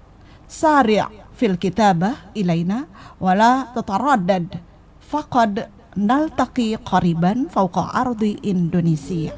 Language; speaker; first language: Arabic; non-native, fluent; Indonesian